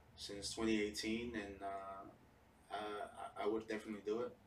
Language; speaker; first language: English; early bilingual, other home language; Spanish